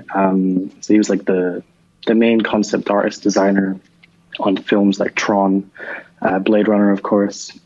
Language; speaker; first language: English; native; English